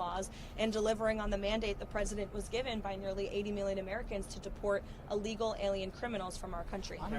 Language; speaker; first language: English; native; English